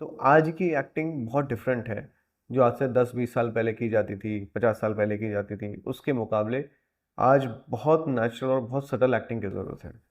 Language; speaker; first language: Hindi; native; Hindi